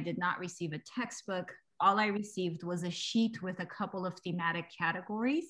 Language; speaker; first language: English; early bilingual, other home language; Armenian